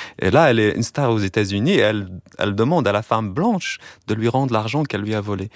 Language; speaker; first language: French; non-native, local second language; Arabic